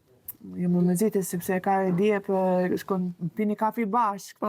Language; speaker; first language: Albanian; non-native, learner; English